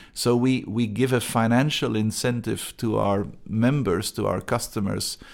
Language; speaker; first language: English; non-native, fluent; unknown